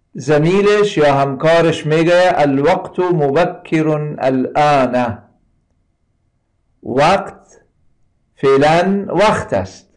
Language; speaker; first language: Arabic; non-native, fluent; Persian